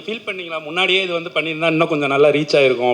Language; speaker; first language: Tamil; native; Tamil